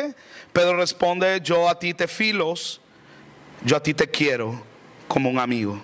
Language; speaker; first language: Spanish; native; Spanish